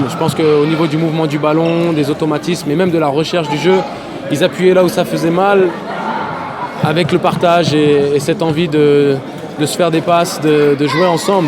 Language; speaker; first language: French; native; French